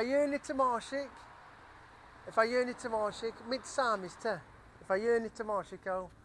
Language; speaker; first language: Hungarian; non-native, learner; English